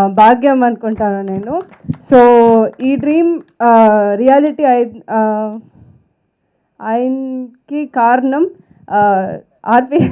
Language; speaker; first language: Telugu; non-native, learner; Tamil